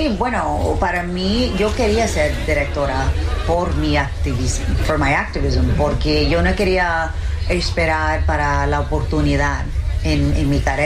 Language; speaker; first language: Spanish; early bilingual, heritage; English